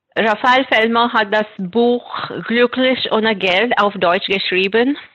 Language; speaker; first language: German; non-native, fluent; Marathi